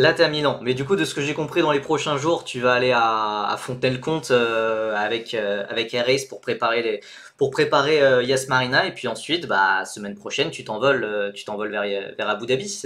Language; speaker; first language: French; native; French